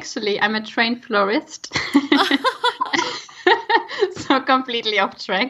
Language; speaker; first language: English; non-native, fluent; German